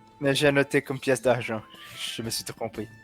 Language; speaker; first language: French; non-native, learner; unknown